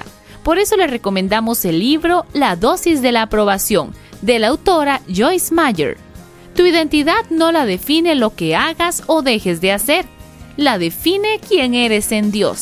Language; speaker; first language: Spanish; native; Spanish